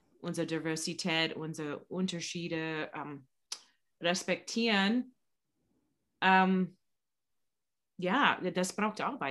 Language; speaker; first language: German; non-native, learner; English